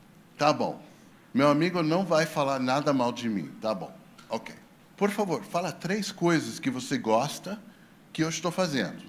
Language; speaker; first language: Portuguese; non-native, fluent; English